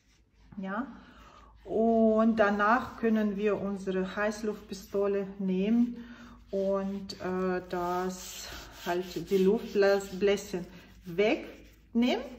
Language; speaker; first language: German; non-native, fluent; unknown